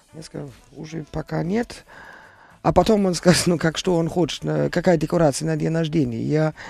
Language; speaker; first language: Russian; non-native, learner; German